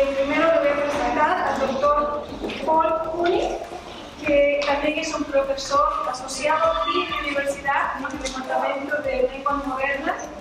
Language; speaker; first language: Spanish; early bilingual, heritage; Spanish